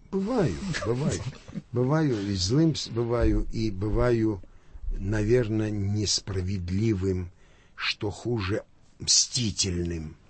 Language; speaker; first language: Russian; non-native, local second language; Armenian